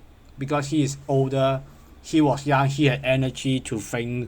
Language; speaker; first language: English; non-native, learner; Cantonese